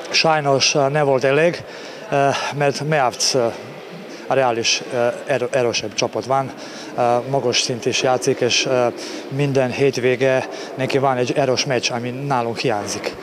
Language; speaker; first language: Hungarian; non-native, learner; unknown